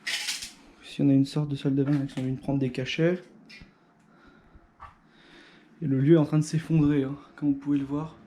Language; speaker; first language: French; native; French